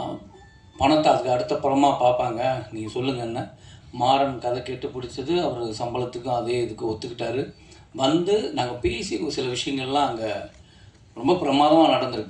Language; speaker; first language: Tamil; native; Tamil